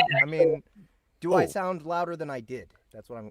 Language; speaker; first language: English; native; English